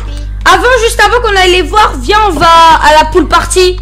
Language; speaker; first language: French; native; French